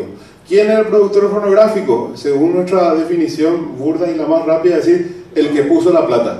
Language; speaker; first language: Spanish; native; Spanish